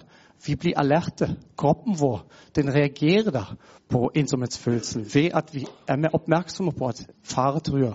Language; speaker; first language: Norwegian; non-native, fluent; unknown